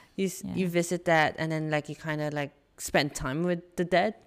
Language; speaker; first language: English; non-native, local second language; Filipino